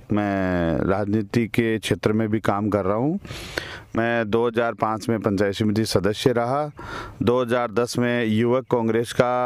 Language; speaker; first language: Hindi; native; Hindi